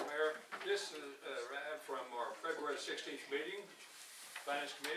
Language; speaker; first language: English; native; English